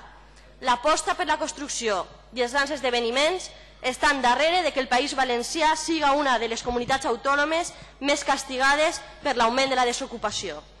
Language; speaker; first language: Catalan; native; Catalan